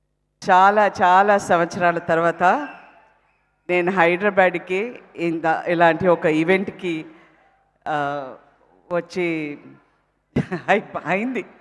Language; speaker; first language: Telugu; non-native, fluent; Tamil